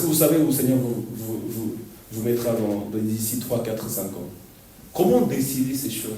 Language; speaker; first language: French; non-native, fluent; Korean